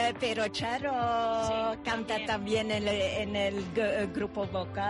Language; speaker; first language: Spanish; non-native, learner; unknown